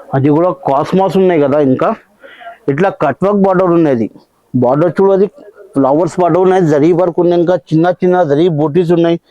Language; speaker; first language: Telugu; non-native, local second language; Urdu